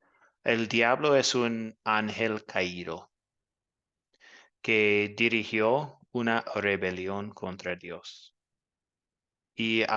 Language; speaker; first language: Spanish; non-native, fluent; English